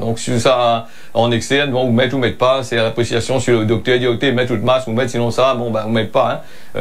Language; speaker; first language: French; non-native, local second language; Réunion Creole French